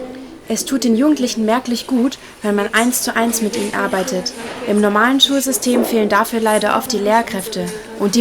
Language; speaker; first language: German; native; German